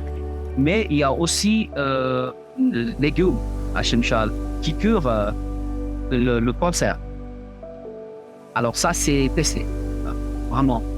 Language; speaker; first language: French; non-native, fluent; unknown